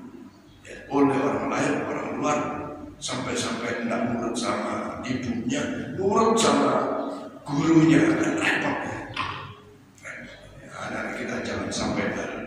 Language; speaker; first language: Indonesian; native; Indonesian